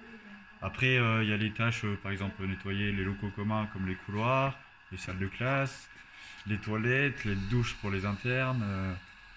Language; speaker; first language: French; native; French